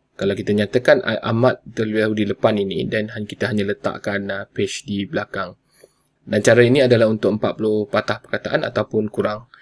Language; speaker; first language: Malay; non-native, local second language; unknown